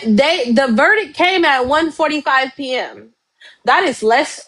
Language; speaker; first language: English; native; English